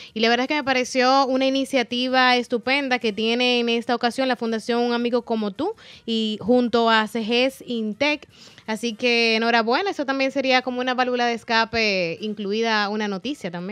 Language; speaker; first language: Spanish; native; Spanish